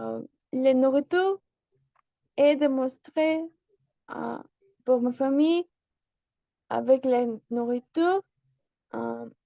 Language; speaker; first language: French; non-native, learner; Spanish